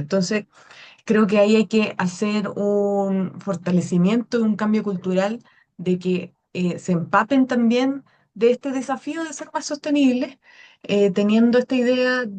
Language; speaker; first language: Spanish; native; Spanish